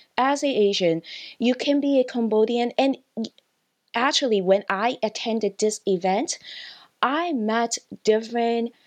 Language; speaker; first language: English; non-native, local second language; Cantonese